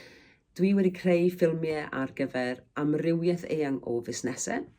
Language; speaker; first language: Welsh; native; Welsh